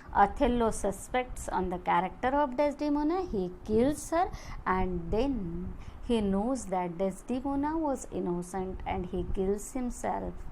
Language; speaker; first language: English; non-native, local second language; Marathi